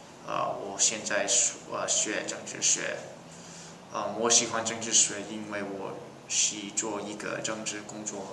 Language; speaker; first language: Chinese; non-native, learner; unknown